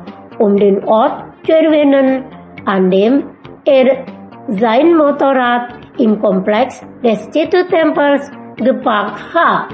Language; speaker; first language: German; non-native, fluent; Indonesian